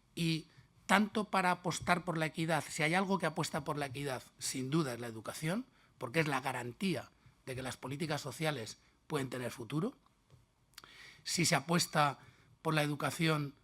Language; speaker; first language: Spanish; native; Spanish